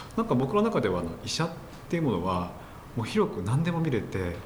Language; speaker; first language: Japanese; native; Japanese